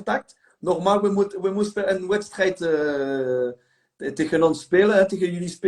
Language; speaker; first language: Dutch; non-native, local second language; French